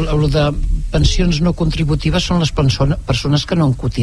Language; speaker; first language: Catalan; native; Catalan